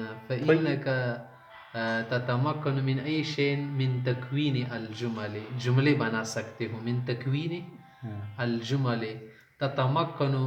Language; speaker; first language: Arabic; non-native, fluent; Urdu